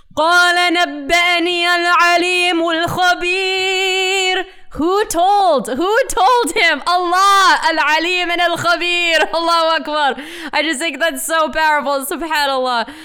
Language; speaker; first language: English; native; English